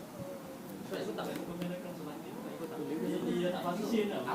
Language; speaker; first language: Malay; native; Malay